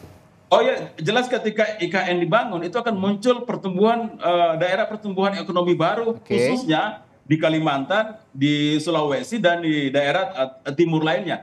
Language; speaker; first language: Indonesian; native; Indonesian